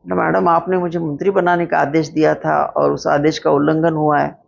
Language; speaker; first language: Hindi; non-native, local second language; Marathi